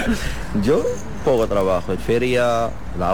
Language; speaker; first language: Spanish; non-native, learner; Arabic